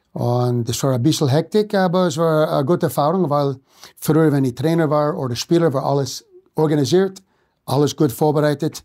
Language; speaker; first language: German; non-native, fluent; English